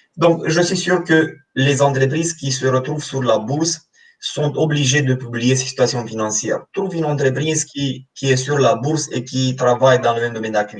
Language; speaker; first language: French; non-native, fluent; Romanian